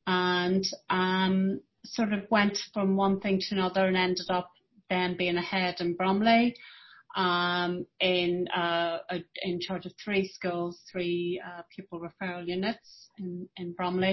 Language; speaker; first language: English; native; English